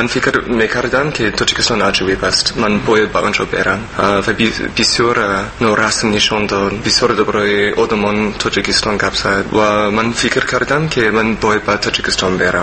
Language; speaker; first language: Persian; non-native, learner; English